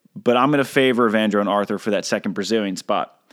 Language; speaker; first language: English; native; English